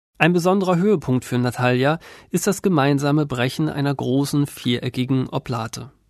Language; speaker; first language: German; native; German